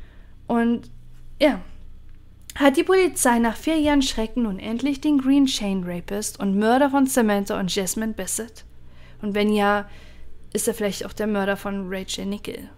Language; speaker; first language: German; native; German